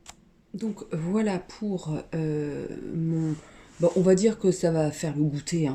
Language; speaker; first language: French; native; French